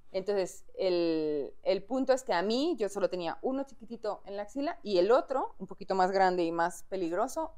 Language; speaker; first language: Spanish; native; Spanish